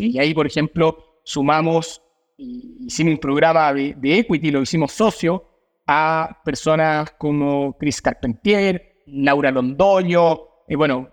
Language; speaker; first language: Spanish; native; Spanish